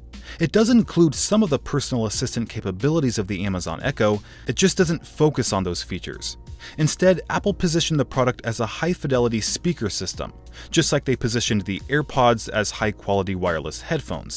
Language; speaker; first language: English; native; English